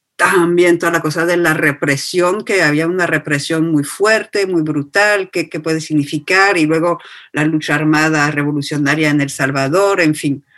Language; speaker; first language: Spanish; non-native, fluent; French